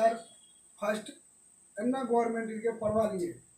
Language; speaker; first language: Tamil; non-native, learner; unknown